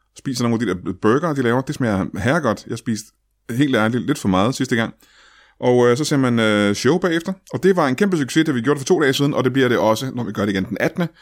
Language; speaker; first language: Danish; native; Danish